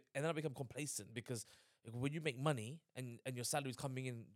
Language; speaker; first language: English; native; English